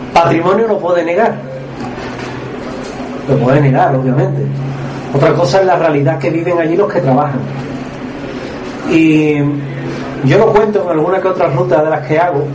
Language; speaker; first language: Spanish; native; Spanish